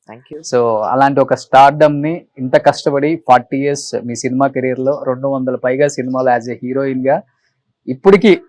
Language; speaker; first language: Telugu; native; Telugu